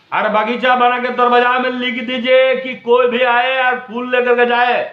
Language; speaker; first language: Hindi; non-native, local second language; Bangla